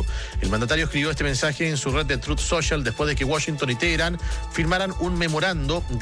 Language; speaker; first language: Spanish; native; Spanish